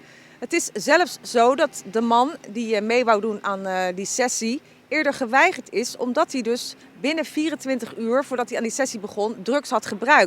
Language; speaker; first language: Dutch; native; Dutch